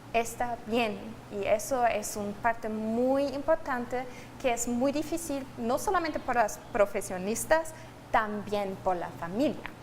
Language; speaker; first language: Spanish; non-native, fluent; German